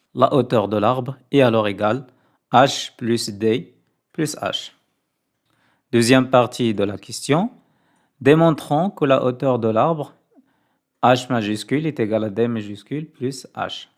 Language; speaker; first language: French; non-native, local second language; Arabic